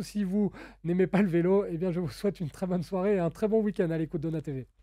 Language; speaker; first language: French; native; French